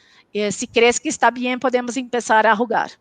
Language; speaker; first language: Spanish; non-native, local second language; Portuguese